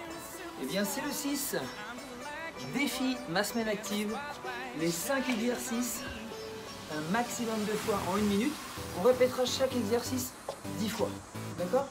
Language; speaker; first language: French; native; French